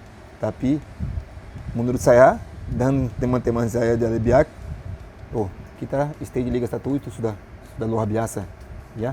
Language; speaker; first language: Indonesian; non-native, fluent; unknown